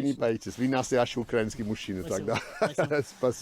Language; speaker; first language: Russian; non-native, learner; English